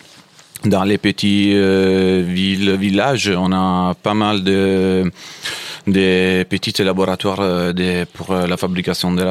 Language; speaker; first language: French; non-native, fluent; Italian